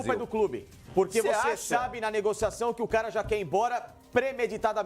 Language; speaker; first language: Portuguese; native; Portuguese